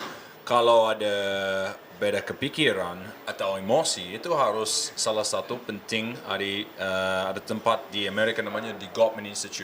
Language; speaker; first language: Indonesian; non-native, learner; English